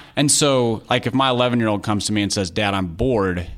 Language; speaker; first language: English; native; English